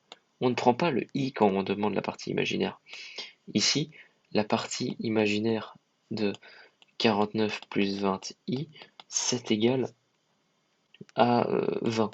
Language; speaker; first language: French; native; French